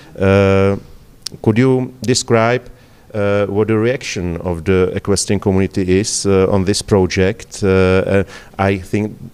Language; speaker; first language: English; non-native, fluent; Czech